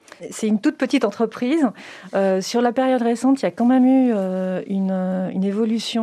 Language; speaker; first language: French; native; French